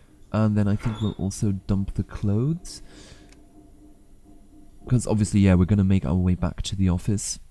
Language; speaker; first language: English; native; English